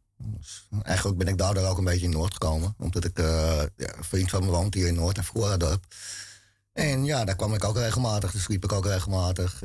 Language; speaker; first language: Dutch; native; Dutch